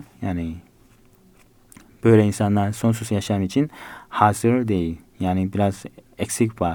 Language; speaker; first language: Turkish; non-native, fluent; Korean